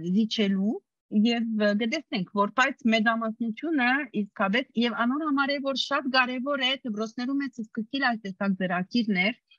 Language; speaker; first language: Armenian; early bilingual, heritage; Armenian